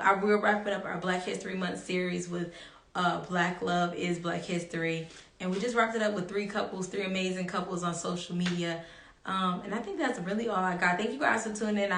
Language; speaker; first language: English; native; English